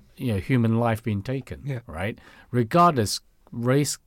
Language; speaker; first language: English; non-native, local second language; Cantonese